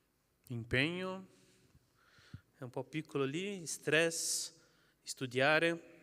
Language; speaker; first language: Italian; non-native, fluent; Portuguese